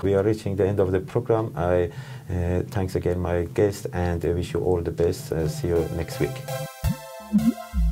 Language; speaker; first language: English; non-native, fluent; Persian